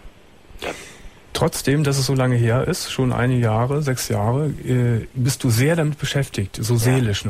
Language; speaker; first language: German; native; German